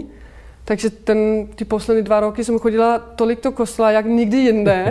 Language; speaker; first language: Czech; non-native, fluent; Danish